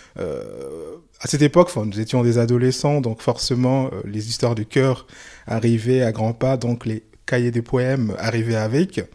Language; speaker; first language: French; non-native, local second language; Soninke